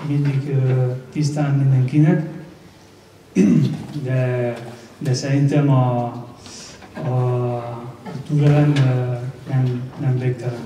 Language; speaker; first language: Hungarian; non-native, learner; Spanish